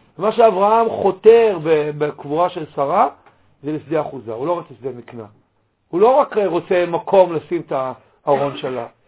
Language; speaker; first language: Hebrew; native; Hebrew